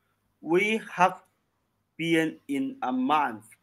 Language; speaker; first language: English; non-native, learner; Chinese